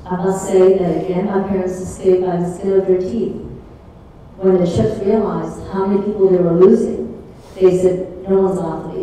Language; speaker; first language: English; early bilingual, other home language; Czech